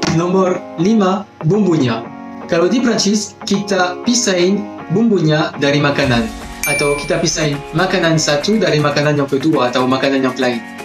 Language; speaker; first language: Indonesian; non-native, fluent; French